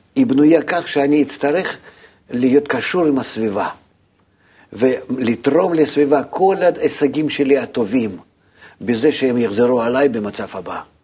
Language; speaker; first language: Hebrew; non-native, fluent; Russian